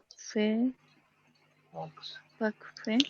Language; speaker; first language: French; non-native, learner; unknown